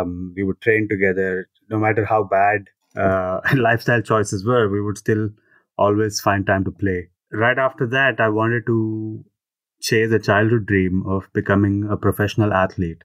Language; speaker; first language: English; non-native, local second language; Telugu